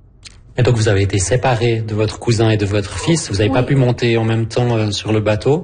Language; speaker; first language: French; native; French